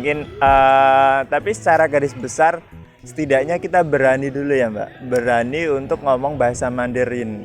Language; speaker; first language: Indonesian; native; Indonesian